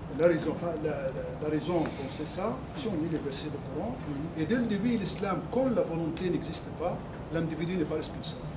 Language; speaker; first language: French; non-native, fluent; Arabic